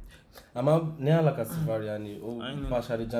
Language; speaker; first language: Turkish; non-native, learner; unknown